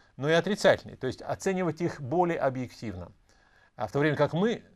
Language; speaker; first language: Russian; native; Russian